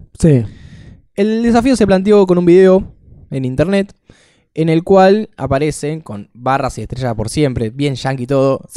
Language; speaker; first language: Spanish; native; Spanish